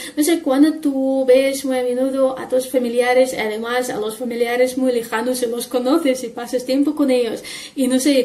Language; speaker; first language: Spanish; non-native, fluent; Russian